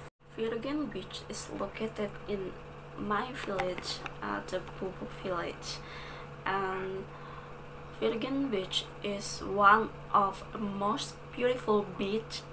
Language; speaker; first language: English; non-native, learner; Balinese